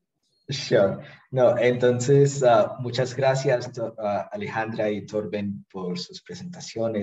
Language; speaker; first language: Spanish; non-native, fluent; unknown